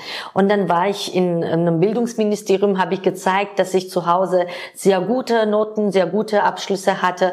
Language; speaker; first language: German; non-native, fluent; Georgian